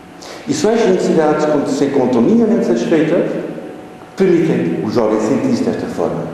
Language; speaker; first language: Portuguese; native; Portuguese